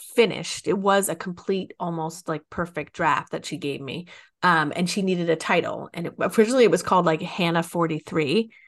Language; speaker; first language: English; native; English